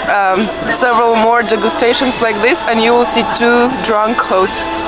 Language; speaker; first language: English; non-native, fluent; Russian